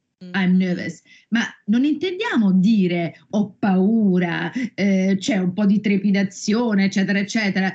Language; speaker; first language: Italian; native; Italian